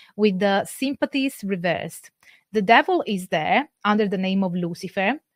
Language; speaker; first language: English; non-native, fluent; Italian